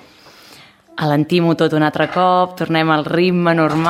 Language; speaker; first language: Catalan; native; Catalan